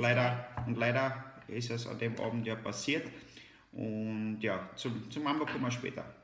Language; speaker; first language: German; native; German